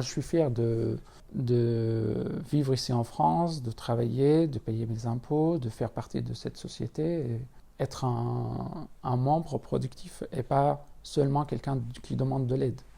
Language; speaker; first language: French; non-native, fluent; Arabic